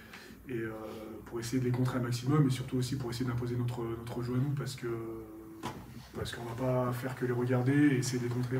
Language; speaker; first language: French; native; French